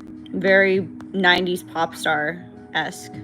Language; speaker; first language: English; native; English